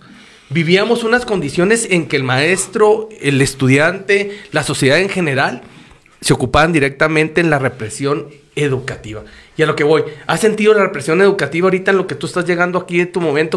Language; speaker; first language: Spanish; native; Spanish